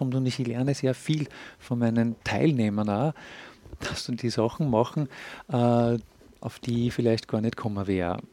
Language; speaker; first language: German; native; German